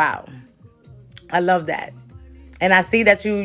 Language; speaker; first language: English; early bilingual, other home language; Spanish